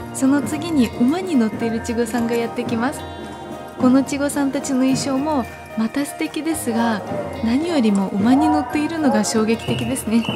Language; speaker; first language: Japanese; non-native, fluent; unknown